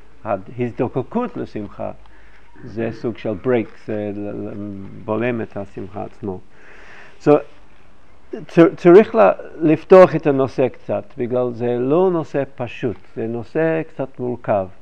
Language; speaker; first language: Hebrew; non-native, fluent; English